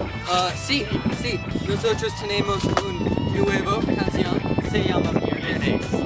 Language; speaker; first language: Spanish; non-native, learner; English